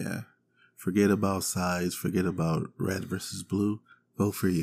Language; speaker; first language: English; native; English